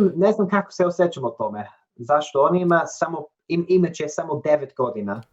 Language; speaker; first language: Serbian; non-native, learner; English